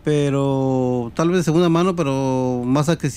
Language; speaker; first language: Spanish; native; Spanish